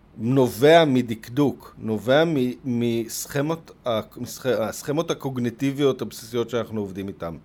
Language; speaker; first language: Hebrew; native; Hebrew